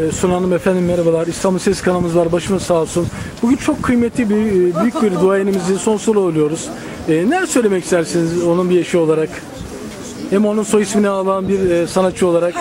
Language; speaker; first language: Turkish; native; Turkish